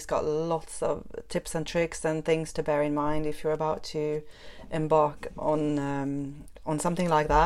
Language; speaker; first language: English; non-native, fluent; Swedish